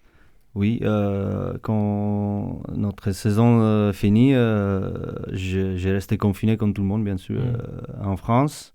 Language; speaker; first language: French; non-native, fluent; Czech